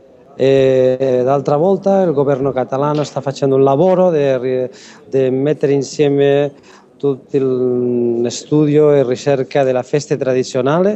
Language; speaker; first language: Italian; non-native, learner; Catalan